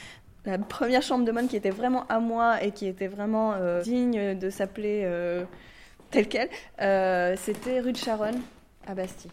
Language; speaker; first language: French; non-native, local second language; Arabic